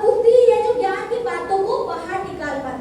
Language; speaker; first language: Hindi; native; Hindi